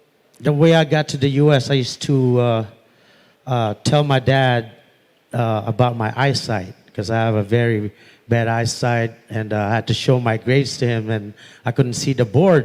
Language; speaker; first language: English; non-native, local second language; Pampanga